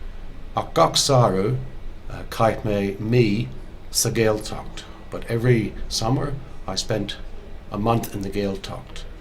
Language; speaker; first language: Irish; non-native, local second language; English